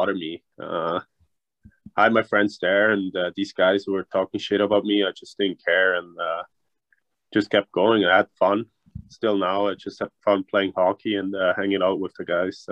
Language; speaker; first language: English; non-native, fluent; Swiss German